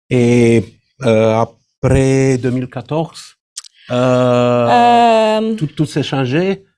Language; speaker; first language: French; non-native, fluent; Romanian